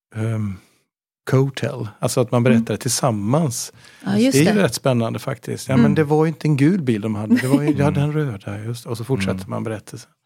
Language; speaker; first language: Swedish; native; Swedish